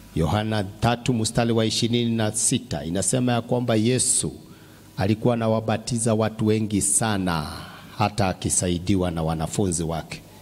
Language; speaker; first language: Swahili; non-native, local second language; Kikuyu